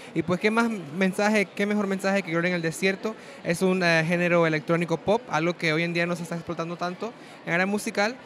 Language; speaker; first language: Spanish; native; Spanish